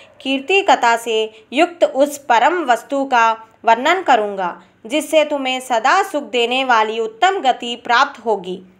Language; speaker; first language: Hindi; non-native, local second language; Telugu